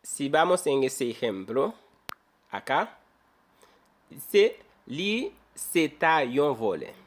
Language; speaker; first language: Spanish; non-native, fluent; Haitian Creole